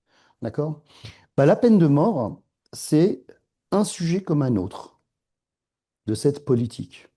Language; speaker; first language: French; non-native, fluent; Persian